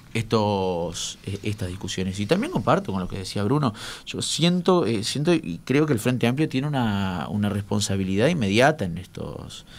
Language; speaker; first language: Spanish; native; Spanish